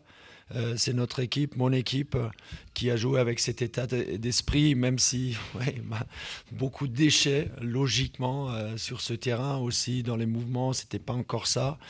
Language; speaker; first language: French; non-native, fluent; German